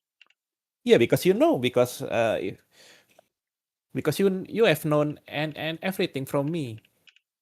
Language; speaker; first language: English; non-native, learner; Indonesian